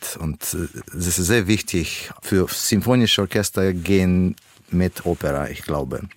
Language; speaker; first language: German; non-native, fluent; Russian